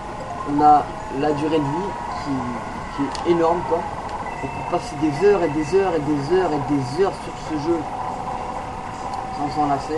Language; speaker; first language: French; native; French